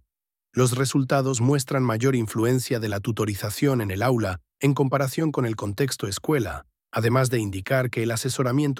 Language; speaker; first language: Spanish; native; Spanish